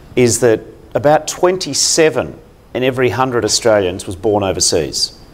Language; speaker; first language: English; native; English